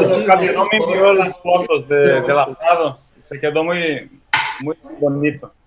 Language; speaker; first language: Spanish; non-native, learner; Portuguese